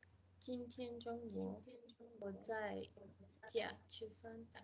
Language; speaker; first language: Chinese; non-native, learner; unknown